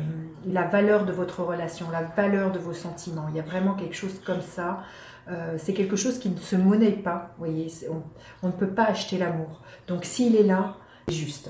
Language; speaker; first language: French; native; French